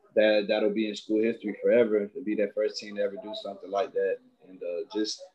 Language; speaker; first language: English; native; English